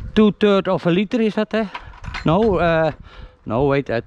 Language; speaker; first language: English; non-native, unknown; Dutch